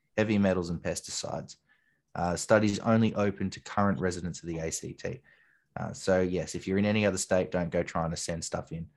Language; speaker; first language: English; native; English